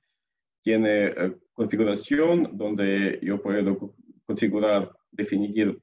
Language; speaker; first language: Spanish; non-native, fluent; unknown